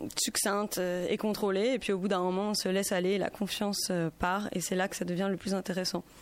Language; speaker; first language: French; native; French